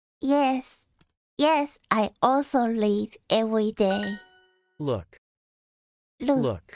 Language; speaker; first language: English; non-native, learner; Japanese